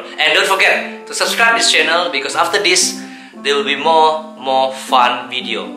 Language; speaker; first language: English; non-native, local second language; Malay